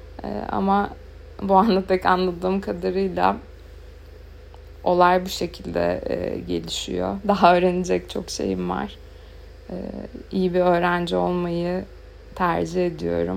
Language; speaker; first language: Turkish; native; Turkish